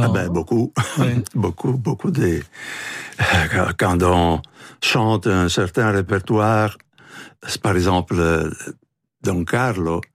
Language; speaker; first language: French; non-native, fluent; Italian